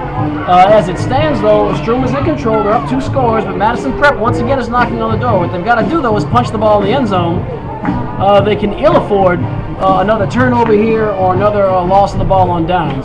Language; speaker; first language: English; native; English